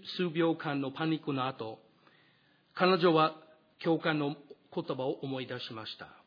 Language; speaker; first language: Japanese; non-native, fluent; English